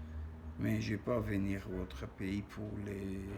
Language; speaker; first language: French; non-native, learner; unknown